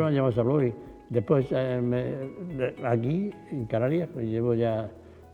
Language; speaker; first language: Spanish; native; Spanish